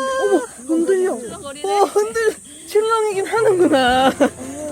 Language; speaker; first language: Korean; non-native, learner; Turkish